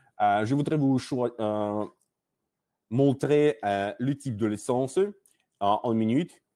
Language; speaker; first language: French; non-native, learner; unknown